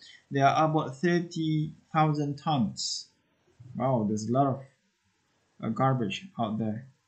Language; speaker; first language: English; non-native, fluent; Indonesian